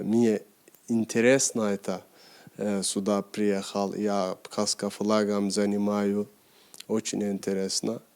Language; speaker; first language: Russian; non-native, learner; Turkish